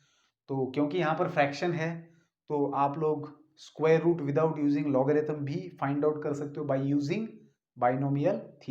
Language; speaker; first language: Hindi; native; Hindi